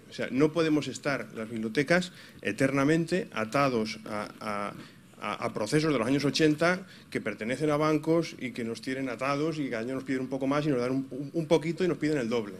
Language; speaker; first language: Spanish; native; Spanish